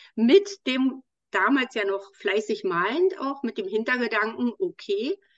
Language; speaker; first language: German; native; German